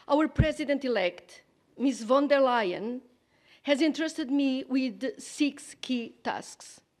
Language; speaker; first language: English; non-native, fluent; Portuguese